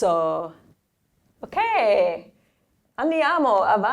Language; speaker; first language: Italian; non-native, fluent; English